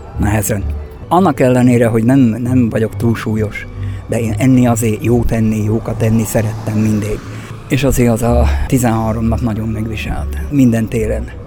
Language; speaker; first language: Hungarian; native; Hungarian